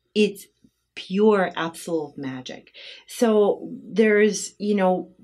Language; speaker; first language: English; non-native, fluent; Bosnian